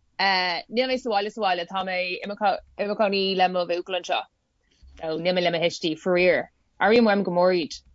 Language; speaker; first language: Irish; non-native, local second language; English